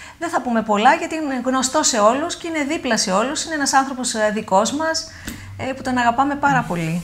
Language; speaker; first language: Greek; native; Greek